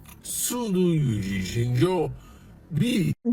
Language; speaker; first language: Chinese; non-native, learner; English